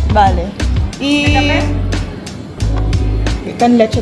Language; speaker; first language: Spanish; non-native, learner; Filipino